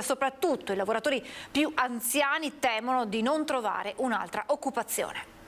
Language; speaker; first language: Italian; native; Italian